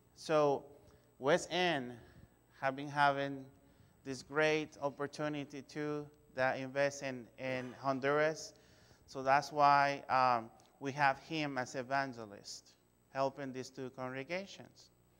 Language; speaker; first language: English; non-native, fluent; Spanish